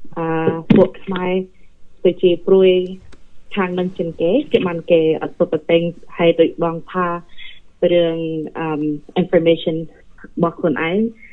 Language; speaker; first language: Khmer; early bilingual, heritage; Khmer